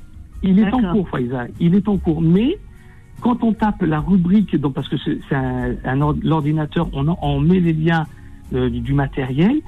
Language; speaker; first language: French; native; French